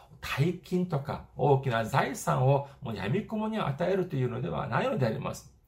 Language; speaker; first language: Japanese; non-native, fluent; Korean